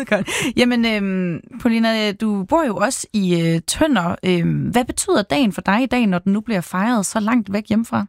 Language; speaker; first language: Danish; native; Danish